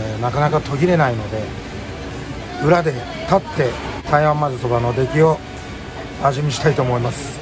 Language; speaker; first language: Japanese; native; Japanese